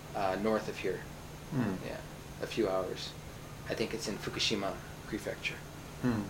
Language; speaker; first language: English; native; English